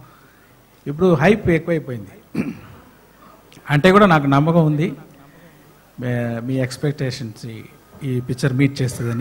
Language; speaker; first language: Telugu; non-native, fluent; Tamil